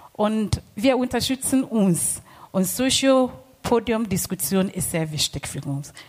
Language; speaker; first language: German; non-native, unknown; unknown